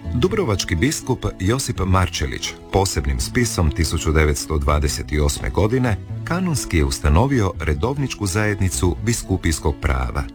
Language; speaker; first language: Croatian; native; Croatian